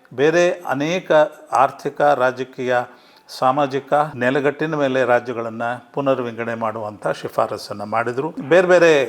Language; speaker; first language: Kannada; non-native, local second language; Urdu